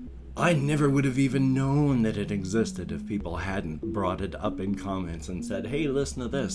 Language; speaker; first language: English; native; English